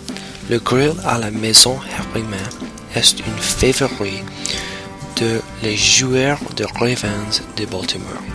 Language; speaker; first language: French; non-native, learner; English